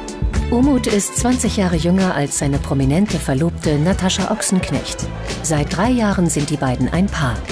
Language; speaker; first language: German; native; German